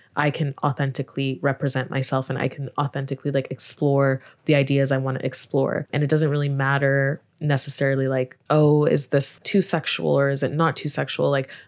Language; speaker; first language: English; native; English